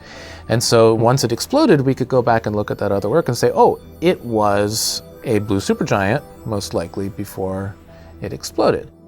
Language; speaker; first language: English; native; English